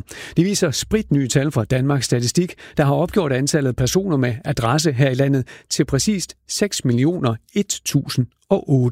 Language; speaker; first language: Danish; native; Danish